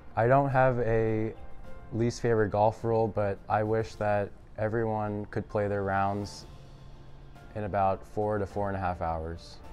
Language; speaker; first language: English; native; English